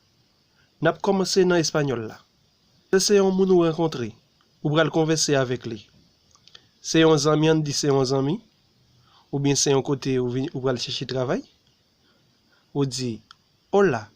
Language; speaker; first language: French; non-native, learner; Haitian Creole